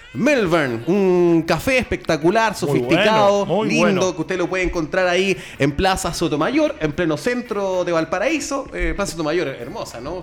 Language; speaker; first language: Spanish; native; Spanish